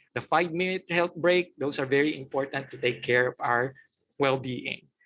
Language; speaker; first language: English; non-native, local second language; Filipino